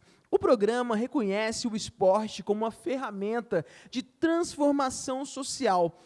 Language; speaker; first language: Portuguese; native; Portuguese